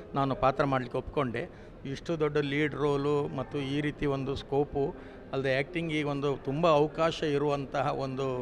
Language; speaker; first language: Kannada; non-native, local second language; Konkani